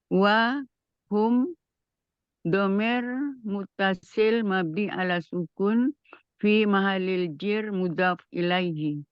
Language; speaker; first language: Arabic; non-native, learner; Indonesian